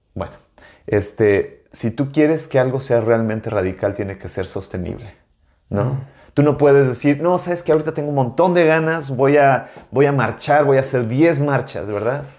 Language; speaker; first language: Spanish; native; Spanish